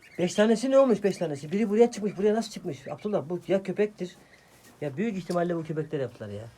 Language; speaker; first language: Turkish; native; Turkish